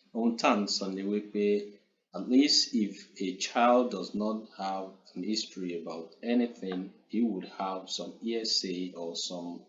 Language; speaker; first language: English; non-native, local second language; Yoruba